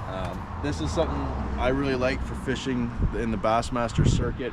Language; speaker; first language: English; native; English